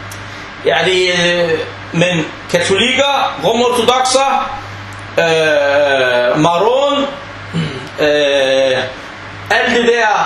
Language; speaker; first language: Danish; non-native, fluent; Arabic